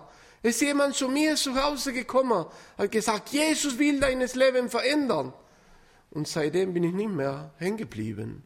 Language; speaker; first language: German; non-native, fluent; Spanish